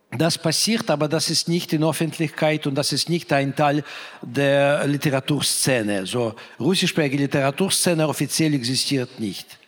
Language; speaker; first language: German; non-native, fluent; Russian